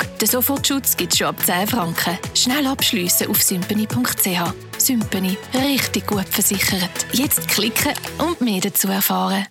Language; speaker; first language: German; native; German